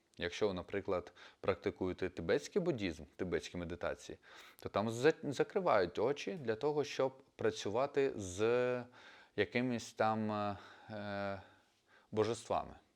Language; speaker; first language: Ukrainian; non-native, local second language; Russian